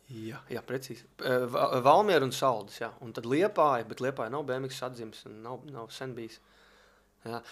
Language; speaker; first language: Latvian; native; Latvian